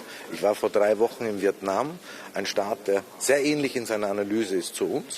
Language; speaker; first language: German; native; German